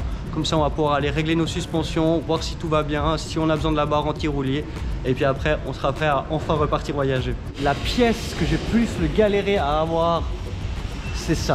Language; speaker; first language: French; native; French